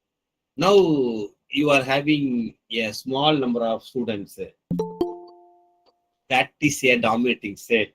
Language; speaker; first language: English; non-native, local second language; Tamil